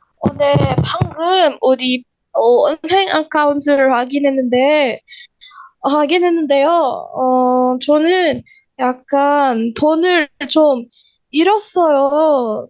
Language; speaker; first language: Korean; non-native, learner; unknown